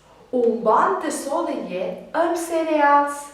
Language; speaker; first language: Catalan; native; Catalan